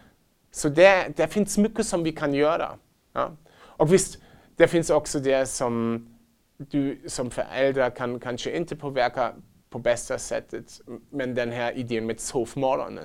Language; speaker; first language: Swedish; non-native, fluent; German